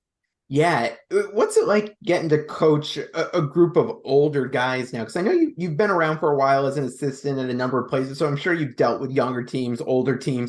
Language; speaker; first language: English; native; English